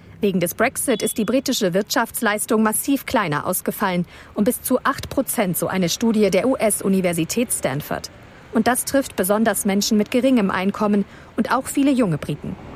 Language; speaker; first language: German; native; German